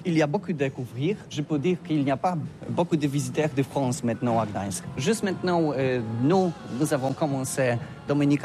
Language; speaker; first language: French; non-native, fluent; Polish